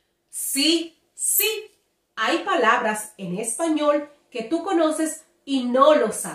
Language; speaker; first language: Spanish; native; Spanish